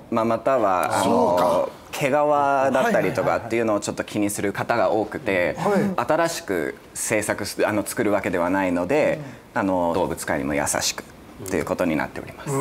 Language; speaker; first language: Japanese; non-native, fluent; English